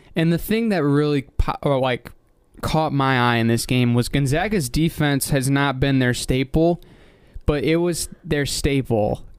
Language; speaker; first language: English; native; English